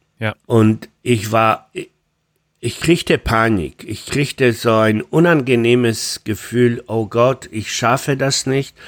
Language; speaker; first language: German; non-native, fluent; Polish